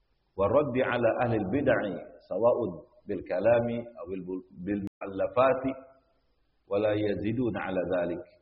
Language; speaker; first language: Arabic; non-native, fluent; Indonesian